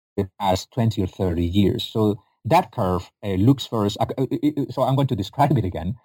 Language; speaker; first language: English; non-native, fluent; Spanish